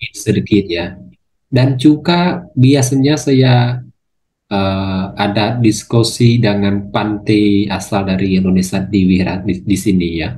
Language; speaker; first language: Indonesian; non-native, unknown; Khmer